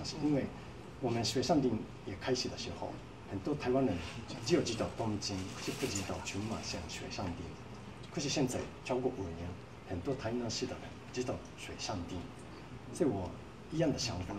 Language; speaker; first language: Chinese; non-native, fluent; Japanese